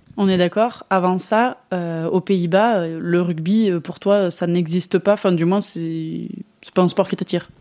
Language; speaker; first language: French; native; French